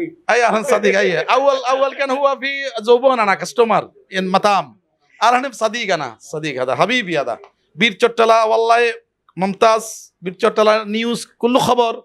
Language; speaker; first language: Arabic; non-native, learner; Bangla